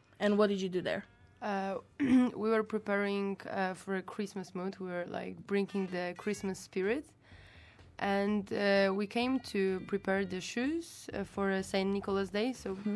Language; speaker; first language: English; non-native, fluent; Polish